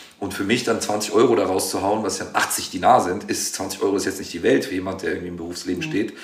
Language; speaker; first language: German; native; German